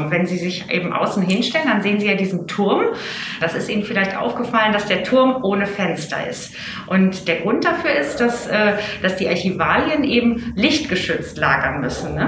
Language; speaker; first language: German; native; German